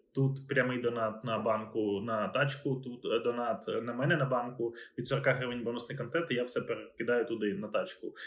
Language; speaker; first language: Ukrainian; native; Ukrainian